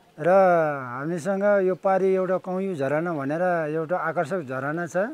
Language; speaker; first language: Nepali; non-native, local second language; Gurung